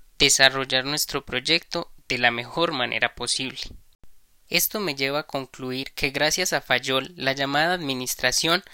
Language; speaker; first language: Spanish; native; Spanish